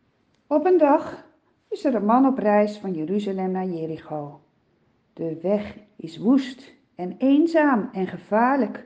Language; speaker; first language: Dutch; native; Dutch